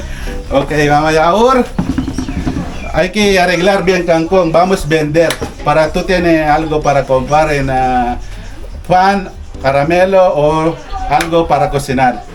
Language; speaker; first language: Spanish; non-native, learner; Filipino